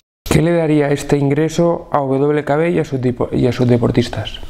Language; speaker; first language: Spanish; non-native, fluent; Russian